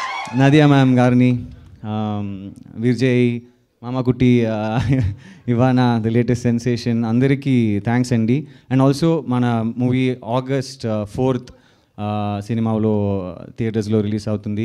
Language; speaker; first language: Telugu; non-native, learner; Tamil